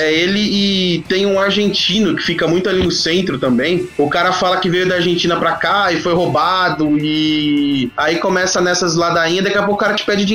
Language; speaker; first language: Portuguese; native; Portuguese